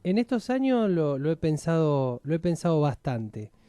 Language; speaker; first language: Spanish; native; Spanish